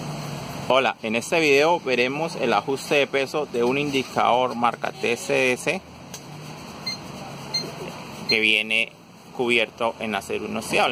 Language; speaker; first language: Spanish; native; Spanish